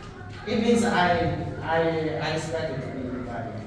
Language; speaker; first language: English; non-native, learner; Vietnamese